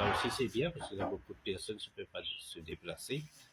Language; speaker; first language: French; non-native, local second language; Réunion Creole French